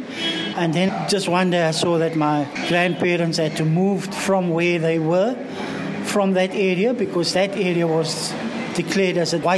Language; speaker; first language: English; non-native, local second language; Afrikaans